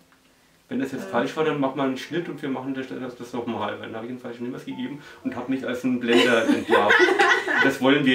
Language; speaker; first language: German; native; German